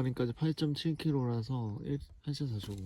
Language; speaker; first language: Korean; native; Korean